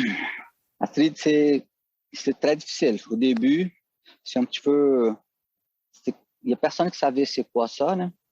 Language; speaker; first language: French; non-native, fluent; Portuguese